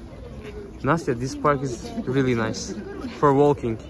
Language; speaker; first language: English; non-native, learner; Turkish